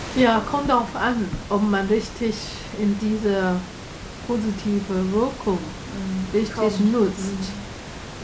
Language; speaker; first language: German; non-native, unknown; Chinese